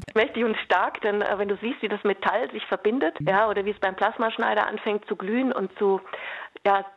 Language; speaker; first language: German; native; German